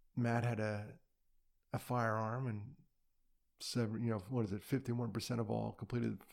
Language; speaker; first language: English; native; English